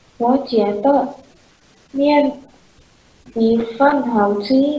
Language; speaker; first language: Chinese; non-native, learner; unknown